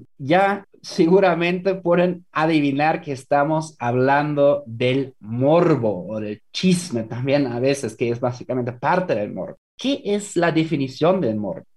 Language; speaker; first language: Spanish; non-native, fluent; German